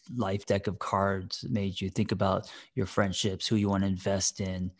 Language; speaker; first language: English; native; English